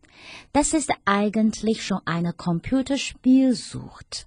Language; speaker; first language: German; non-native, fluent; Chinese